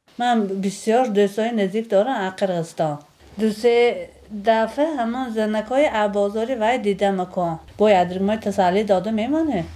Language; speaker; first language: Tajik; native; Tajik